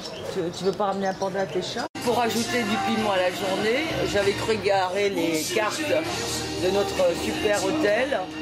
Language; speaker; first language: French; native; French